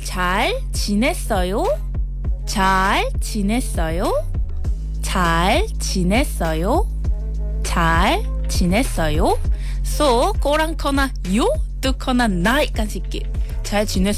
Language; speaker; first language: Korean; non-native, learner; Malay